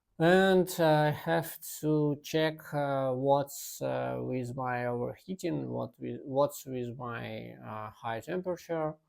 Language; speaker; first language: English; non-native, learner; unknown